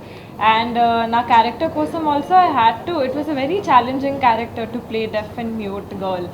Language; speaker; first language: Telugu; non-native, learner; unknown